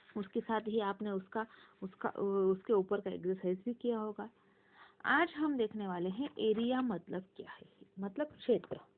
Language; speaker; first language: Hindi; non-native, local second language; Marathi